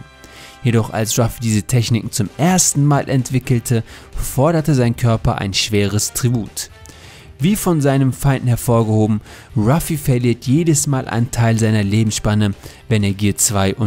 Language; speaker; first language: German; native; German